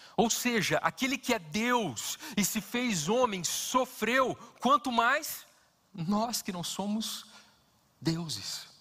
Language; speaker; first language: Portuguese; native; Portuguese